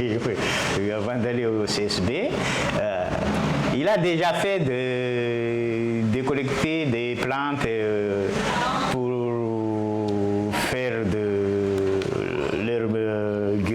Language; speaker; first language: French; non-native, local second language; Malagasy